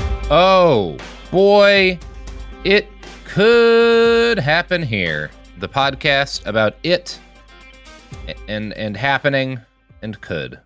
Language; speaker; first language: English; native; English